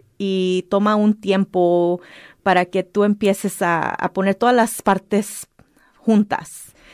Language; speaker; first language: Spanish; early bilingual, heritage; Spanish